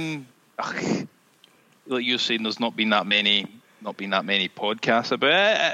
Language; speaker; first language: English; native; English